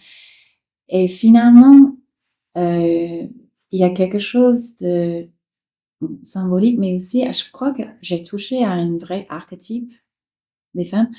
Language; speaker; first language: French; non-native, fluent; English